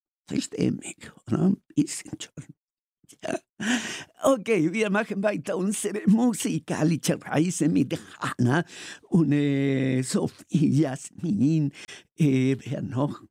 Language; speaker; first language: German; non-native, learner; Spanish